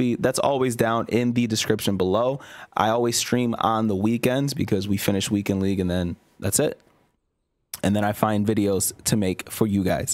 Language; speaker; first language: English; native; English